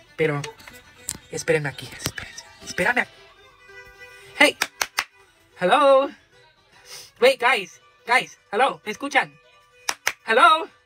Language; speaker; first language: Spanish; early bilingual, heritage; Spanish